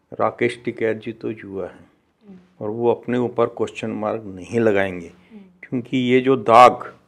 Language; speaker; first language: Hindi; native; Hindi